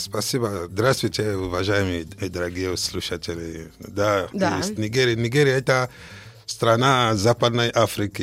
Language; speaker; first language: Russian; non-native, fluent; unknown